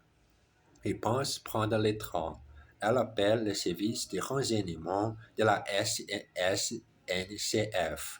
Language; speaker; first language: French; non-native, learner; German